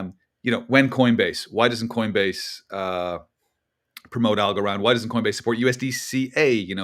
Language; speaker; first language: English; native; English